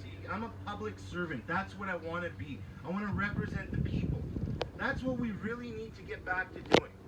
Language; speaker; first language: English; early bilingual, other home language; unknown